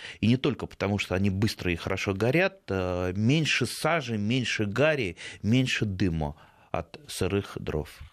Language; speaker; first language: Russian; native; Russian